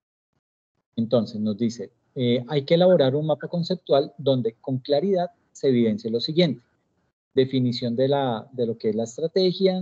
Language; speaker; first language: Spanish; native; Spanish